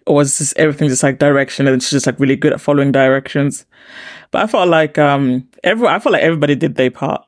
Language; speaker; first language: English; native; English